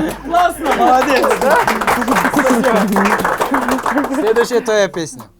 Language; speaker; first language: Russian; non-native, local second language; Kazakh